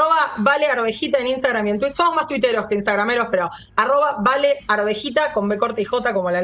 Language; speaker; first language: Spanish; native; Spanish